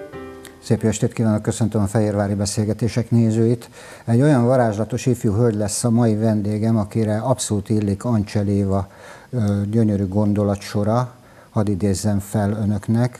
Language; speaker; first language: Hungarian; native; Hungarian